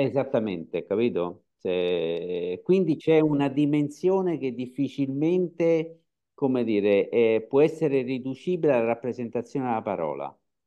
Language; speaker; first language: Italian; native; Italian